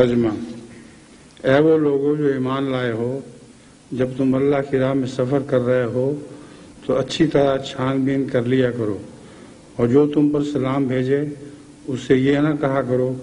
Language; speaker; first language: Urdu; native; Urdu